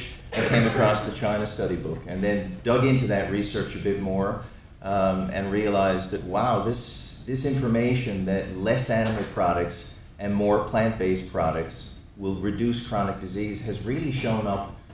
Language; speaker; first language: English; native; English